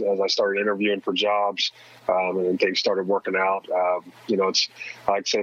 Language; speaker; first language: English; native; English